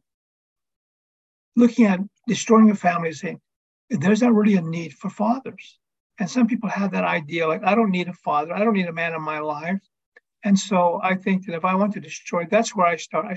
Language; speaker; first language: English; native; English